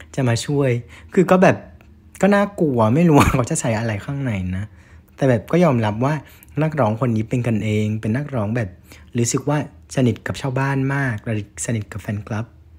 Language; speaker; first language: Thai; non-native, fluent; Vietnamese